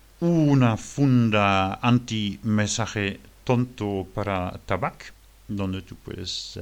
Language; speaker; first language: Spanish; non-native, learner; French